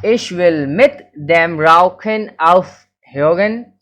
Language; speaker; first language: German; non-native, fluent; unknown